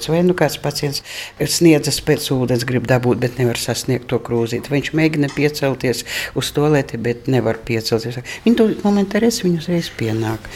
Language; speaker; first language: Latvian; non-native, local second language; Russian